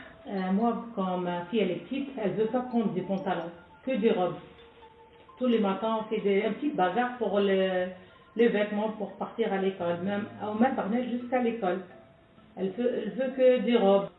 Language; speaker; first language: French; non-native, learner; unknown